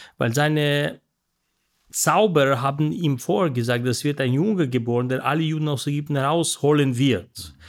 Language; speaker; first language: German; non-native, fluent; Russian